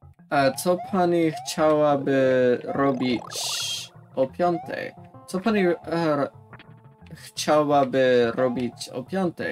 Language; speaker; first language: Polish; non-native, learner; English